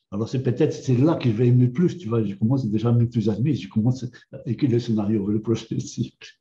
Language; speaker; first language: French; non-native, fluent; Portuguese